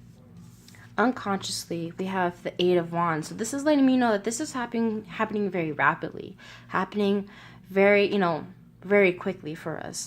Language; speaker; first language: English; native; English